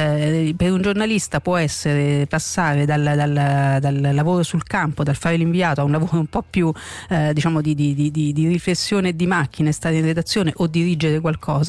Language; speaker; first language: Italian; native; Italian